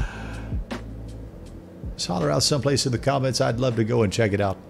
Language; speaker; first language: English; native; English